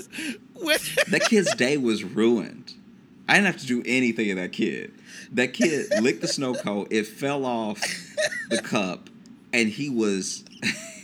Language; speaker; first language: English; native; English